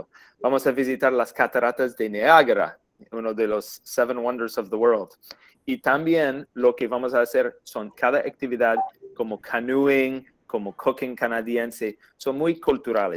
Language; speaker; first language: Spanish; non-native, fluent; English